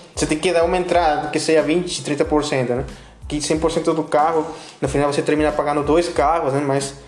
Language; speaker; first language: Portuguese; non-native, fluent; Spanish